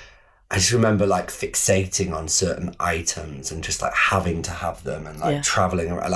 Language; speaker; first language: English; native; English